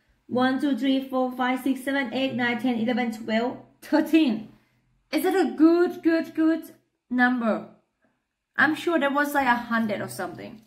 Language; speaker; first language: English; non-native, learner; Thai